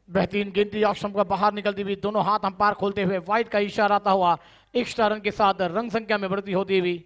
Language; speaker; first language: Hindi; non-native, local second language; Marathi